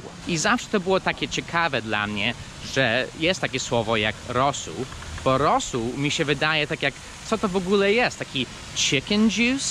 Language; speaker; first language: Polish; early bilingual, heritage; Polish